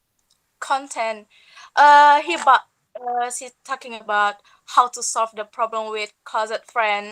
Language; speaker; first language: English; non-native, learner; Indonesian